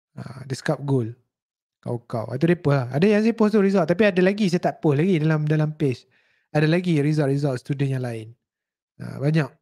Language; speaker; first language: Malay; native; Malay